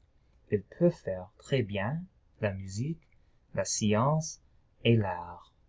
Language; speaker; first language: French; non-native, local second language; English